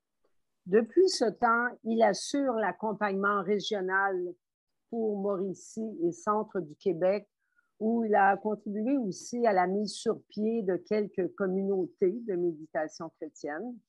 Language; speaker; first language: French; native; French